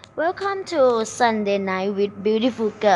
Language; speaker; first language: English; non-native, learner; Thai